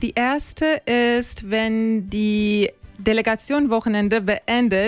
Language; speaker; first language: German; non-native, learner; Turkish